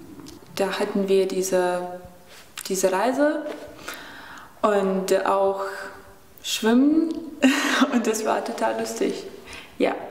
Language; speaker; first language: German; non-native, learner; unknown